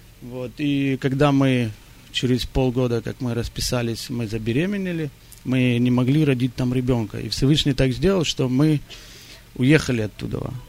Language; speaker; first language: Russian; early bilingual, heritage; Russian